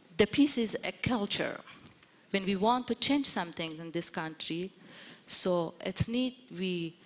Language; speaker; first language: English; non-native, learner; Persian